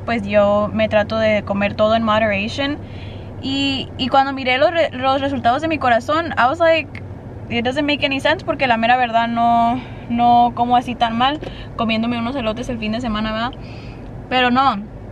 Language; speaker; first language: Spanish; early bilingual, heritage; Spanish